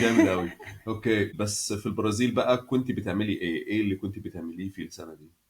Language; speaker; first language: Arabic; native; Arabic